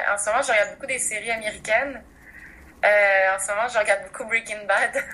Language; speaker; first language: French; native; French